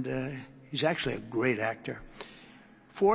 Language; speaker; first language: English; native; English